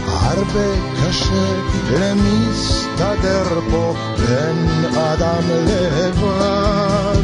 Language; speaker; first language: Hebrew; non-native, learner; Portuguese